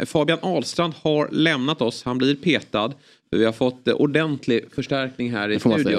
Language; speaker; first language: Swedish; native; Swedish